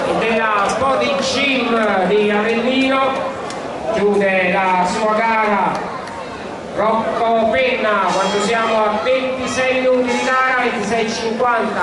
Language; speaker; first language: Italian; native; Italian